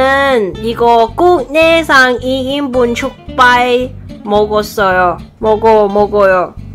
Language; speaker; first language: Korean; non-native, learner; Cantonese